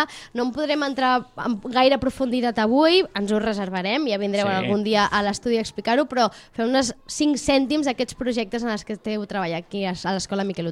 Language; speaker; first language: Catalan; native; Catalan